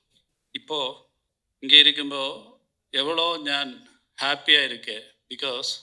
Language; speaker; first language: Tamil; non-native, learner; Malayalam